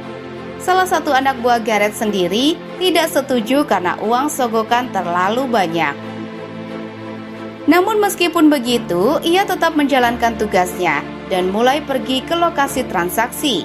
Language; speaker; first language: Indonesian; native; Indonesian